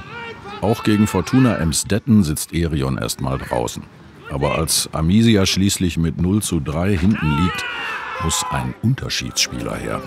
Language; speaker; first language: German; native; German